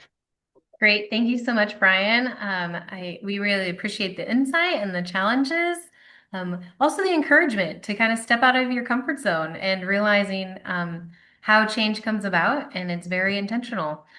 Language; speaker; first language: English; native; English